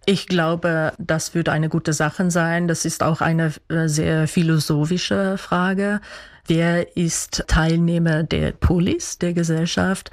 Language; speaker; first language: German; non-native, fluent; Dutch